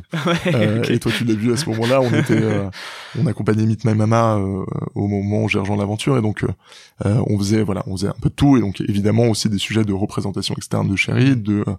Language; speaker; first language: French; native; French